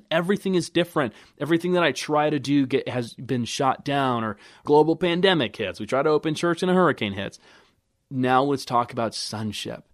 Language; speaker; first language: English; native; English